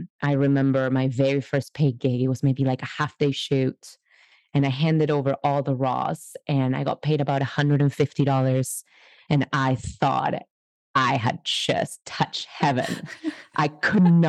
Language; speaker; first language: English; non-native, fluent; Spanish